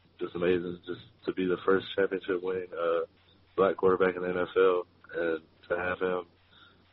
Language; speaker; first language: English; native; English